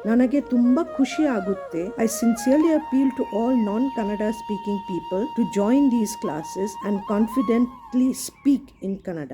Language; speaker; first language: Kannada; non-native, learner; Bangla